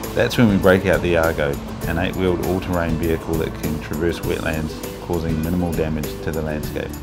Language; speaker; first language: English; native; English